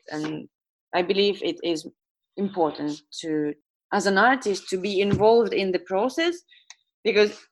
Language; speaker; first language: English; non-native, fluent; Estonian